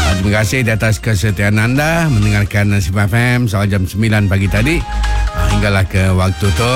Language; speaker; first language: Malay; native; Malay